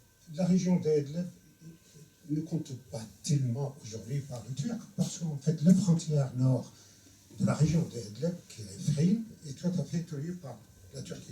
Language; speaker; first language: French; non-native, fluent; Arabic